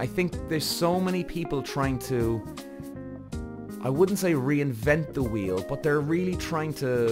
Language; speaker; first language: English; native; English